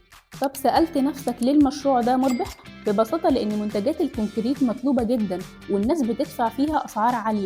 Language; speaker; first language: Arabic; native; Arabic